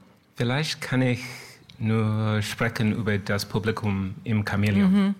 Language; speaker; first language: German; non-native, learner; English